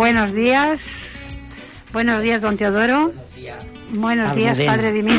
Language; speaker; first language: Spanish; native; Spanish